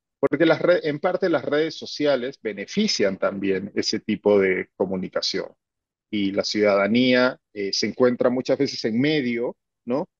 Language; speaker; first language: Spanish; native; Spanish